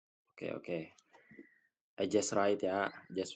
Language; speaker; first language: English; non-native, fluent; Indonesian